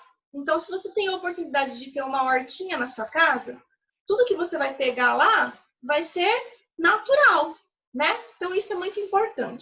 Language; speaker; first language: Portuguese; native; Portuguese